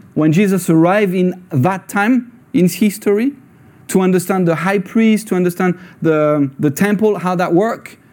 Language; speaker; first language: English; non-native, fluent; French